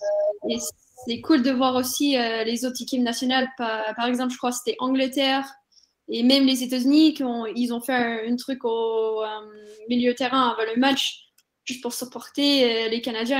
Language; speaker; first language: French; non-native, fluent; English